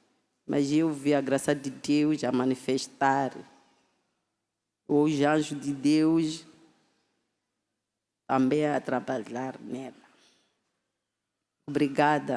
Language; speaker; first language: Portuguese; non-native, local second language; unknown